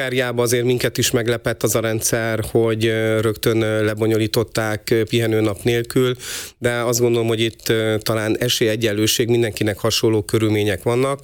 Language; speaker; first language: Hungarian; native; Hungarian